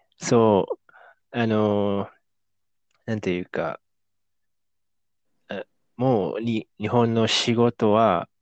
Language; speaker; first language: Japanese; non-native, fluent; Indonesian